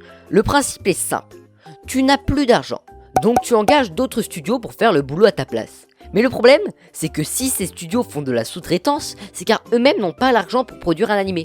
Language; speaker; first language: French; native; French